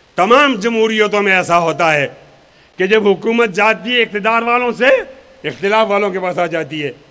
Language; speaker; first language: Urdu; non-native, local second language; Pashto